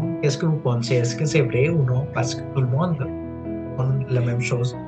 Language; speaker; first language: French; non-native, fluent; Punjabi